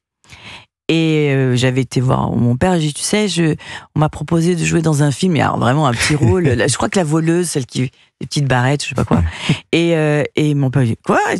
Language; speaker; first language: French; early bilingual, other home language; Portuguese